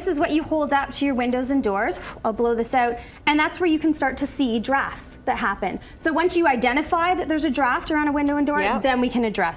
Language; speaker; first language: English; native; English